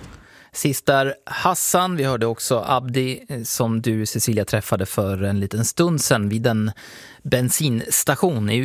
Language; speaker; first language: Swedish; native; Swedish